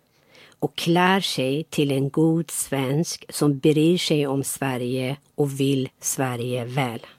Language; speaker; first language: Swedish; non-native, fluent; Persian